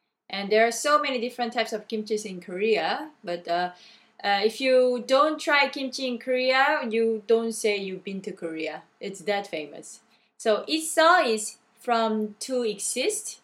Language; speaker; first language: English; non-native, fluent; Korean